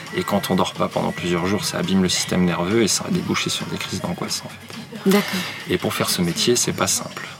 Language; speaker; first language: French; native; French